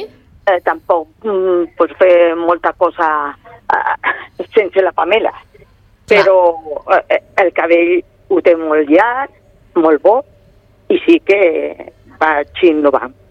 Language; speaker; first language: Catalan; non-native, local second language; Spanish